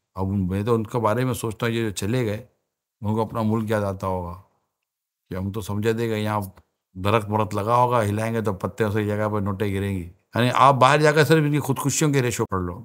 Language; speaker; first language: Urdu; native; Urdu